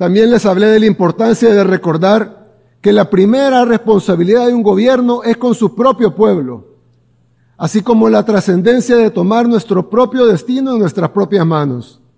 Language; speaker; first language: Spanish; native; Spanish